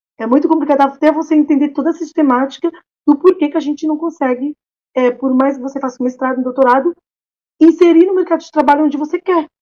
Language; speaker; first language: Portuguese; non-native, local second language; Kabuverdianu